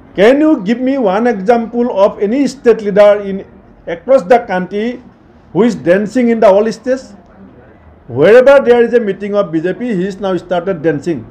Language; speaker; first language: English; non-native, local second language; Assamese